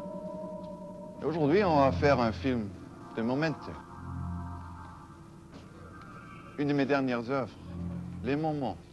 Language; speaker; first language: French; non-native, fluent; German